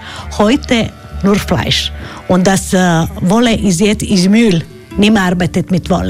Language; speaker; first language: German; non-native, learner; Croatian